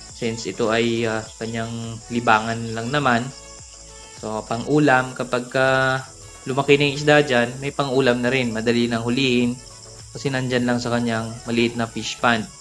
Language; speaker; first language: Filipino; non-native, local second language; Cebuano